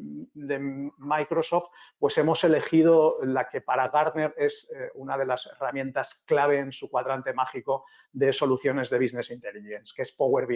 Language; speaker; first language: Spanish; native; Spanish